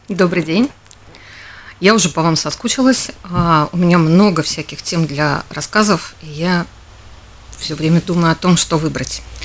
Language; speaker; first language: Russian; native; Russian